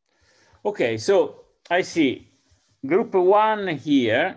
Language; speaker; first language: English; non-native, fluent; Italian